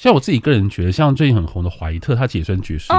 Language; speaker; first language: Chinese; native; Chinese